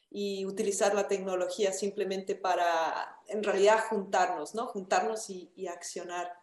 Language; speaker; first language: Spanish; native; Spanish